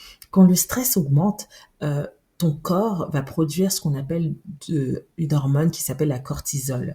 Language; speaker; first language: French; native; French